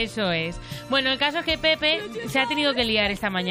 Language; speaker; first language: Spanish; native; Spanish